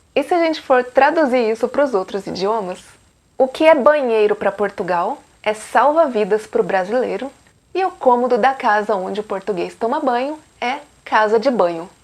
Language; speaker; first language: Portuguese; native; Portuguese